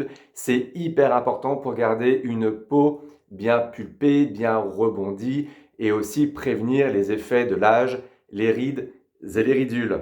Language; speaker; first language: French; native; French